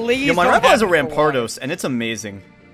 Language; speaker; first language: English; native; English